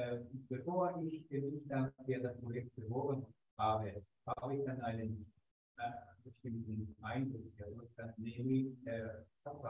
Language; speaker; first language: German; non-native, fluent; Japanese